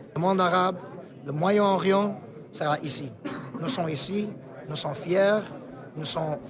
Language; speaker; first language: French; non-native, learner; Arabic